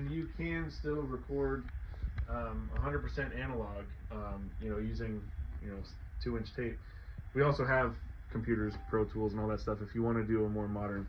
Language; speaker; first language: English; native; English